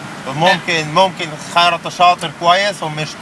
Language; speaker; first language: Arabic; non-native, learner; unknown